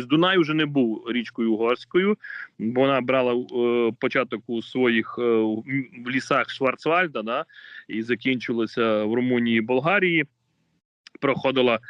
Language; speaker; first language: Ukrainian; native; Ukrainian